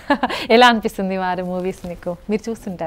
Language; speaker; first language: Telugu; native; Telugu